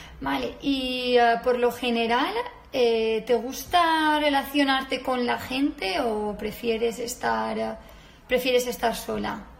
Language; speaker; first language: Spanish; native; Spanish